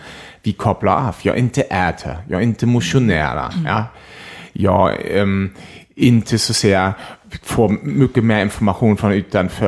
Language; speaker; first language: Swedish; non-native, fluent; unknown